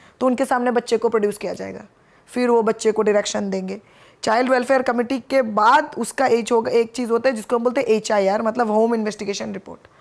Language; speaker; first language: Hindi; non-native, local second language; Bangla